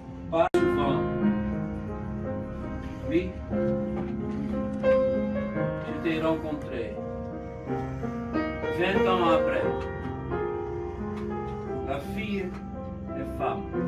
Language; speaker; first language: French; non-native, learner; Dutch